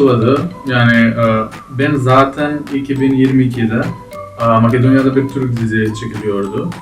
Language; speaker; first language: Turkish; non-native, fluent; Macedonian